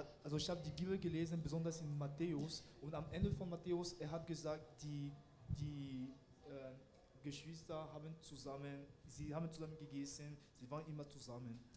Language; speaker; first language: German; non-native, learner; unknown